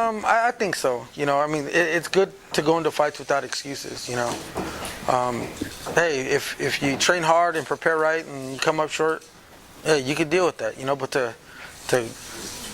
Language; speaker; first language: English; native; English